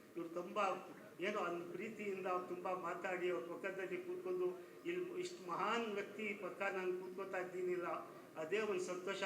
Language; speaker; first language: Kannada; non-native, local second language; Urdu